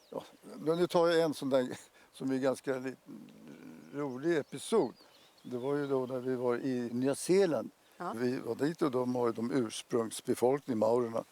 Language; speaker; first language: Swedish; native; Swedish